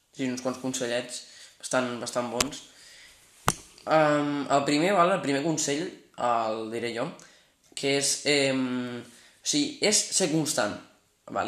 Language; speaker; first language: Catalan; non-native, local second language; Spanish